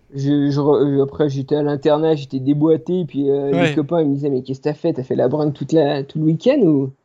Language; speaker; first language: French; native; French